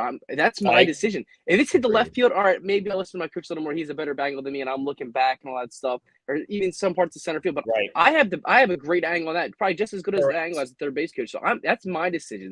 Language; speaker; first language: English; native; English